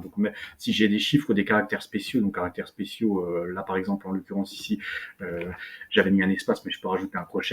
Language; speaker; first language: French; native; French